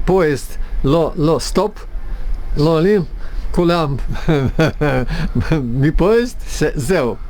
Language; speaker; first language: Hebrew; non-native, learner; Russian